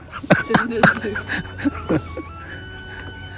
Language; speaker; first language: Chinese; non-native, learner; Lao